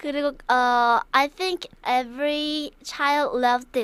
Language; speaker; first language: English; non-native, learner; Korean